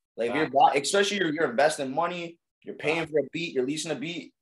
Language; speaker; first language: English; native; English